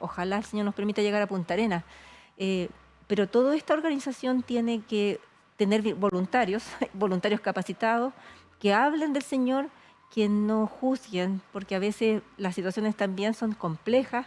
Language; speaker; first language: Spanish; native; Spanish